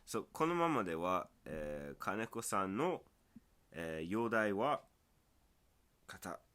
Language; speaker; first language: Japanese; non-native, fluent; English